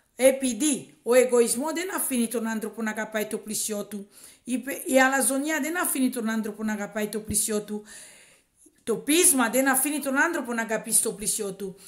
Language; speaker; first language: Greek; non-native, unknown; Swahili